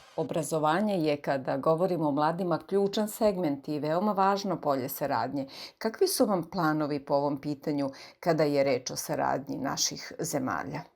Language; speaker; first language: Serbian; native; Serbian